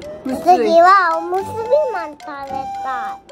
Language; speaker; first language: Japanese; native; Japanese